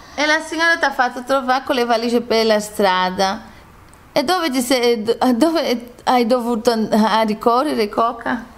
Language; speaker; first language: Italian; non-native, fluent; Portuguese